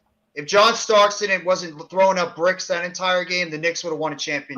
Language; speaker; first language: English; native; English